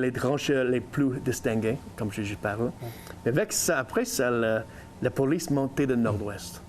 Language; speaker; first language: French; non-native, learner; English